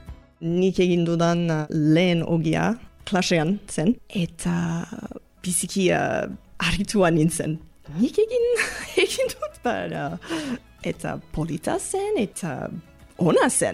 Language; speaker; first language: Basque; non-native, learner; English